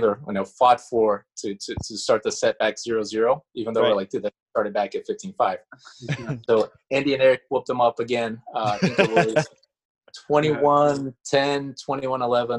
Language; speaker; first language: English; non-native, fluent; Portuguese